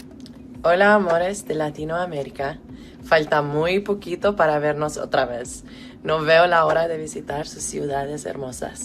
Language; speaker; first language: Spanish; non-native, fluent; English